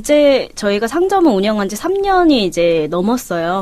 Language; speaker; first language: Korean; native; Korean